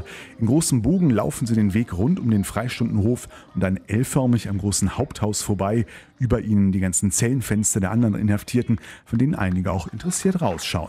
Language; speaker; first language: German; native; German